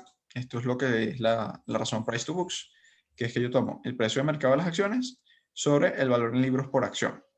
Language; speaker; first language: Spanish; native; Spanish